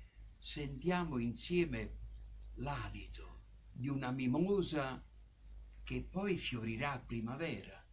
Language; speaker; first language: Italian; native; Italian